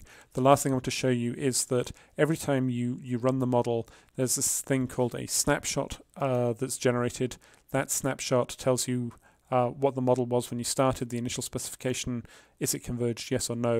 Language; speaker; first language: English; native; English